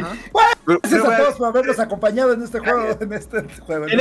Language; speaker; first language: Spanish; native; Spanish